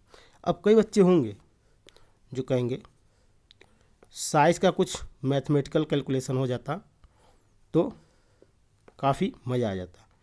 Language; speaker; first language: Hindi; native; Hindi